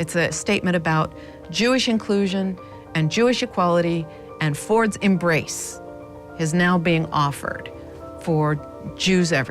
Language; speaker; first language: English; native; English